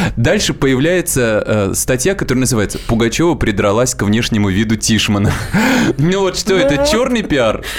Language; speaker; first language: Russian; native; Russian